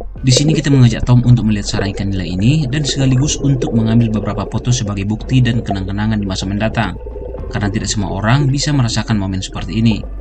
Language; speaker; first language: Indonesian; native; Indonesian